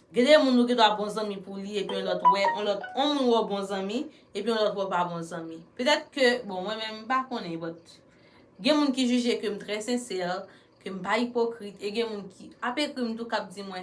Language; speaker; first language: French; non-native, learner; Haitian Creole